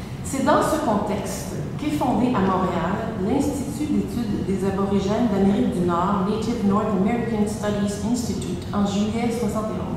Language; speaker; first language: French; native; French